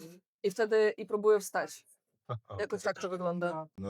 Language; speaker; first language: Polish; non-native, fluent; Belarusian